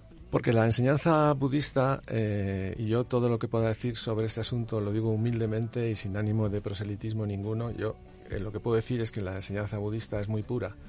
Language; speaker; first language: Spanish; native; Spanish